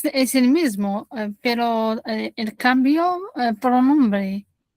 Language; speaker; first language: Spanish; non-native, learner; Arabic